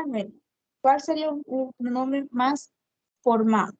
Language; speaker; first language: Portuguese; non-native, fluent; Spanish